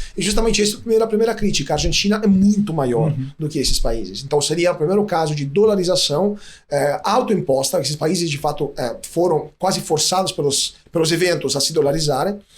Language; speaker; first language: Portuguese; non-native, fluent; Italian